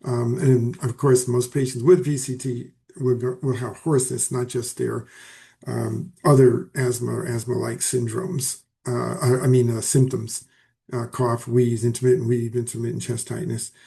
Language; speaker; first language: English; native; English